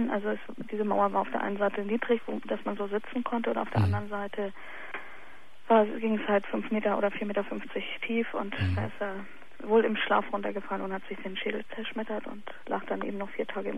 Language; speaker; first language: German; native; German